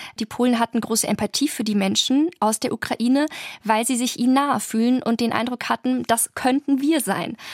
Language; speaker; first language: German; early bilingual, other home language; Polish